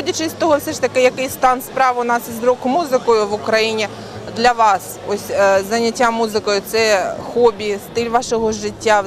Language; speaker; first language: Ukrainian; native; Ukrainian